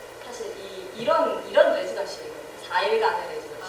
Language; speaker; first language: Korean; native; Korean